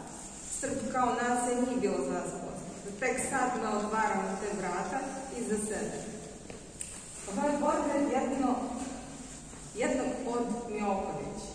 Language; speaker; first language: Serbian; non-native, fluent; Russian